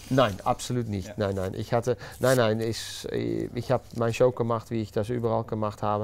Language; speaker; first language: German; non-native, learner; Dutch